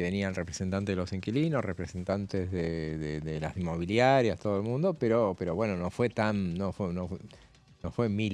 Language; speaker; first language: Spanish; native; Spanish